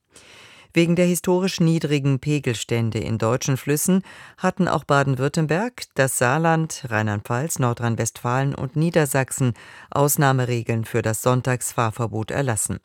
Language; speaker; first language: German; native; German